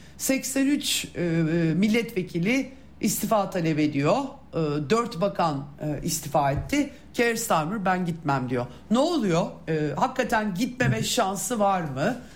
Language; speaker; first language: Turkish; native; Turkish